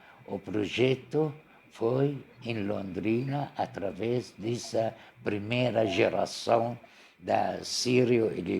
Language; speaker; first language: Portuguese; non-native, learner; Arabic